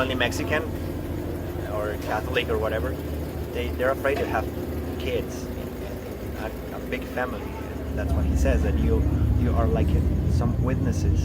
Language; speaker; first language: English; non-native, fluent; Spanish